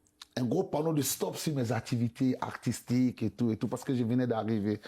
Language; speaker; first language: French; non-native, local second language; Bambara